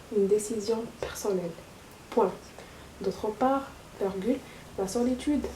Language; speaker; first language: French; non-native, local second language; Arabic